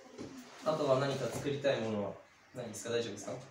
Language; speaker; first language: Japanese; native; Japanese